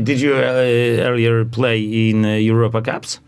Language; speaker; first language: English; non-native, learner; Polish